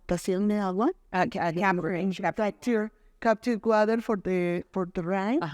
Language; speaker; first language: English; non-native, learner; Spanish